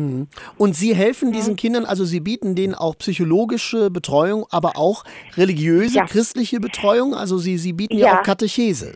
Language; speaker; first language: German; native; German